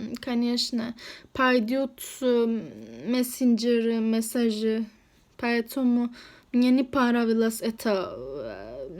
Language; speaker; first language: Russian; non-native, learner; Turkish